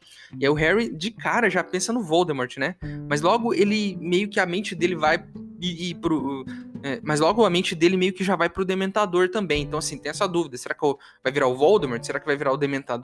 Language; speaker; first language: Portuguese; native; Portuguese